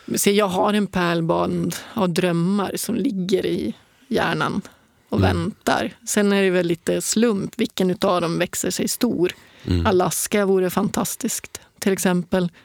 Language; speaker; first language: Swedish; native; Swedish